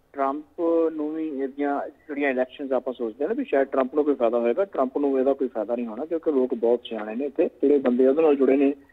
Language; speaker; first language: Punjabi; native; Punjabi